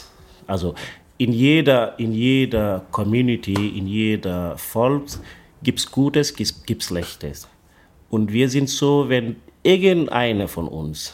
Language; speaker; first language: German; non-native, learner; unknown